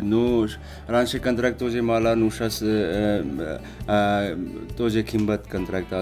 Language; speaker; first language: Russian; non-native, learner; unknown